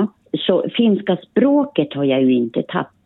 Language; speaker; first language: Swedish; early bilingual, other home language; Finnish